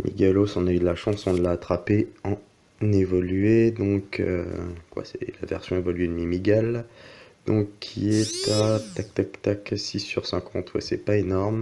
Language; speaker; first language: French; native; French